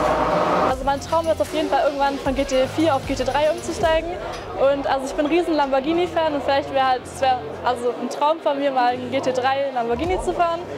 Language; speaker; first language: German; native; German